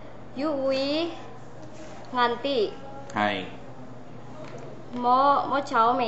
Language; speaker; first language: Cantonese; non-native, learner; Indonesian